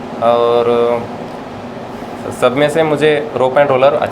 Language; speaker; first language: Hindi; non-native, local second language; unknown